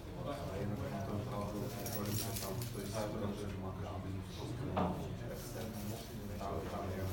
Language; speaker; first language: Czech; non-native, learner; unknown